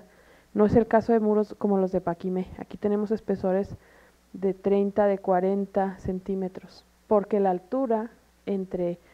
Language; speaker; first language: Spanish; native; Spanish